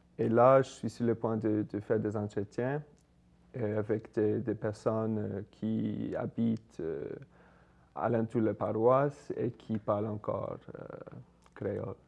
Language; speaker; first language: French; non-native, fluent; Swedish